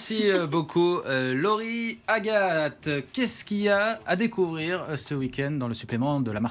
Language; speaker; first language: French; native; French